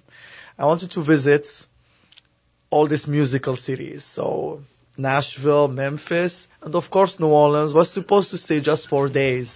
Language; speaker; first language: English; non-native, learner; Arabic